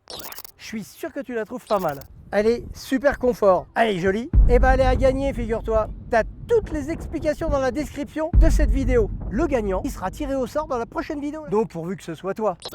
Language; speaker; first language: French; native; French